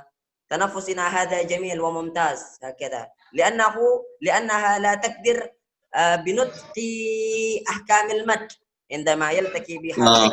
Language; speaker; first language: Arabic; non-native, fluent; Indonesian